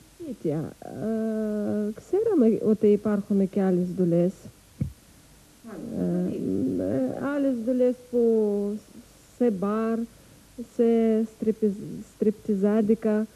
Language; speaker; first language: Greek; non-native, learner; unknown